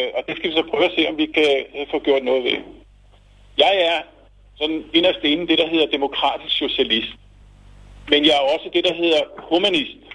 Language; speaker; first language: Danish; native; Danish